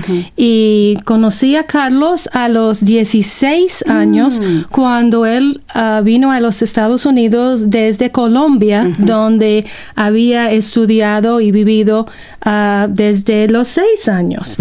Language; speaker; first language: Spanish; non-native, fluent; English